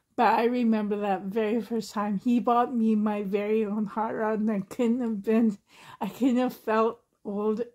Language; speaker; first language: English; native; English